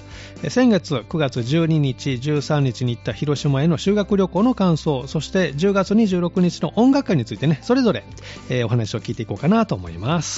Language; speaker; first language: Japanese; native; Japanese